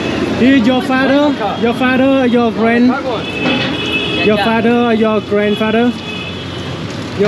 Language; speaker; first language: English; non-native, learner; Vietnamese